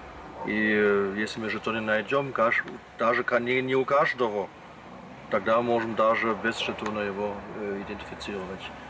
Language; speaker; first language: Russian; non-native, fluent; German